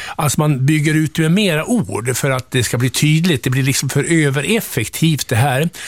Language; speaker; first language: Swedish; native; Swedish